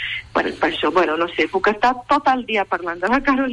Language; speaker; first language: Catalan; non-native, fluent; Portuguese